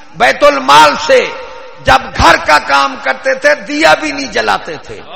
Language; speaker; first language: Urdu; non-native, local second language; Punjabi